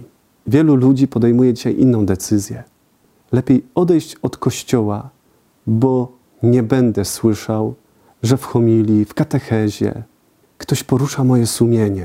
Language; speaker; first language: Polish; native; Polish